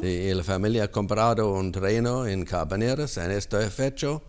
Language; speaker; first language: Spanish; non-native, learner; English